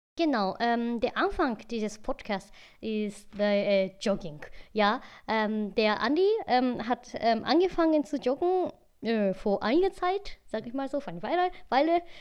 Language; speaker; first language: German; non-native, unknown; Japanese